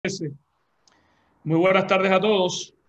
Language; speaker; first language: Spanish; native; Spanish